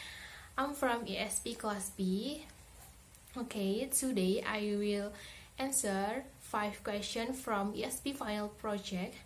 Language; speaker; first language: English; non-native, learner; Indonesian